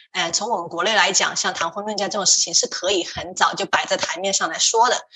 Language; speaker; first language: Chinese; native; Chinese